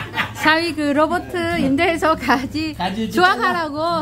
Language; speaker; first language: Korean; non-native, learner; Vietnamese